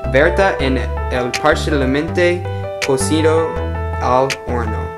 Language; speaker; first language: Spanish; non-native, learner; English